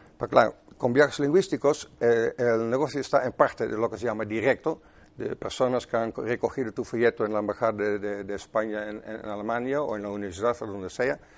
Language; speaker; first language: Spanish; non-native, fluent; Dutch